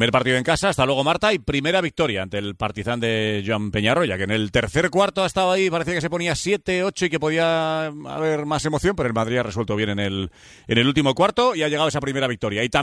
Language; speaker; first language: Spanish; native; Spanish